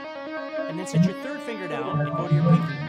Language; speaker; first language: English; native; English